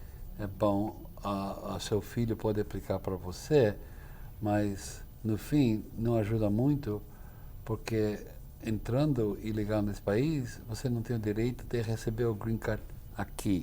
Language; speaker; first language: Portuguese; non-native, fluent; English